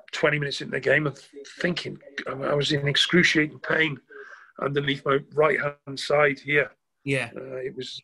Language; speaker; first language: English; native; English